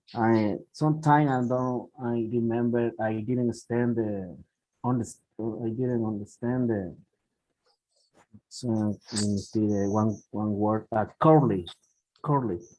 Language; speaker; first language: English; non-native, learner; Spanish